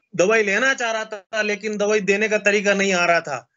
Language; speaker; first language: Hindi; native; Hindi